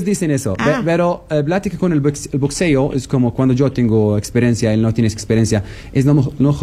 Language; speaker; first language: Spanish; non-native, learner; Arabic